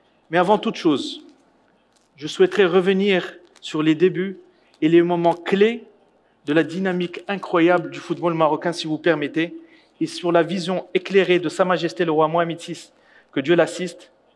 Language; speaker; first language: French; non-native, local second language; Arabic